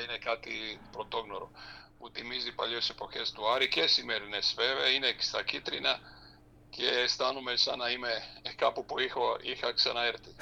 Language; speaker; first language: Greek; non-native, fluent; Serbian